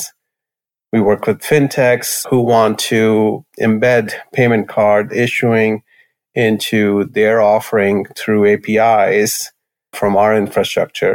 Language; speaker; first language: English; non-native, local second language; Hindi